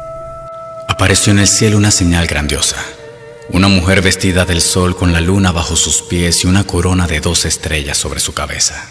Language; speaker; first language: Spanish; native; Spanish